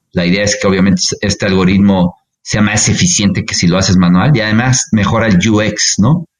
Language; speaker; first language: Spanish; native; Spanish